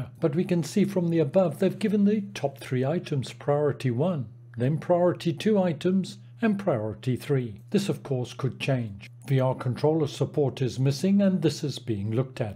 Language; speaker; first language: English; native; English